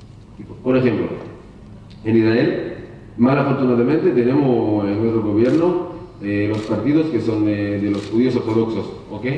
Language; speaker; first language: Spanish; non-native, learner; Hebrew